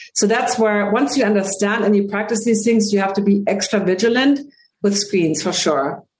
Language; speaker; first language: English; non-native, fluent; German